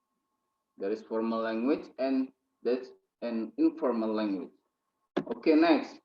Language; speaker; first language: English; non-native, learner; Indonesian